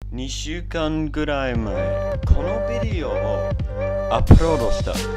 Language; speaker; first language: Japanese; non-native, learner; English